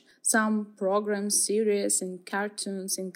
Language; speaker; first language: English; non-native, fluent; Kazakh